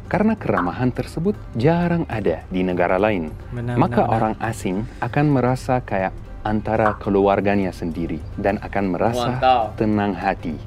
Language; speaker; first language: Indonesian; non-native, fluent; Arabic